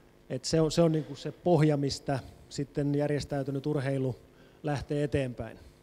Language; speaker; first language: Finnish; native; Finnish